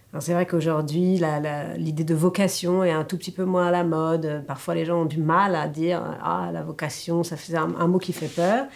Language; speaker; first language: French; native; French